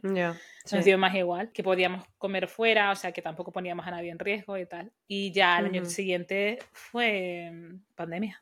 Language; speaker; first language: Spanish; native; Spanish